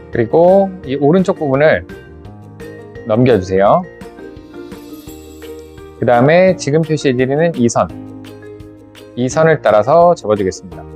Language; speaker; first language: Korean; native; Korean